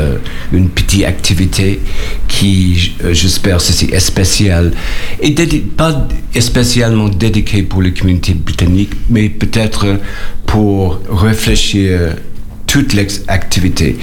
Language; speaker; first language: French; non-native, learner; English